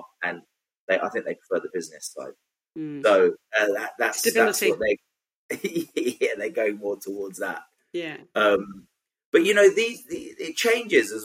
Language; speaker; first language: English; native; English